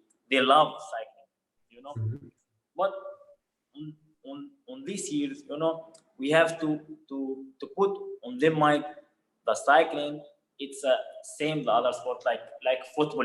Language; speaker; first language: English; non-native, fluent; Arabic